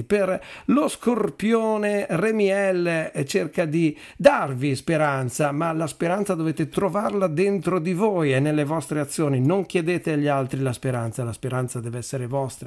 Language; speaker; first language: Italian; native; Italian